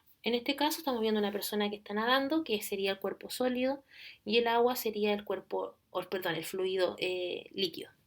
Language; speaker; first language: Spanish; native; Spanish